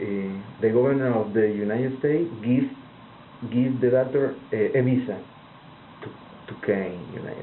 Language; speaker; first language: English; non-native, learner; Spanish